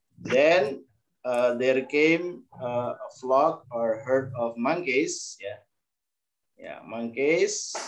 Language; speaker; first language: English; non-native, learner; Indonesian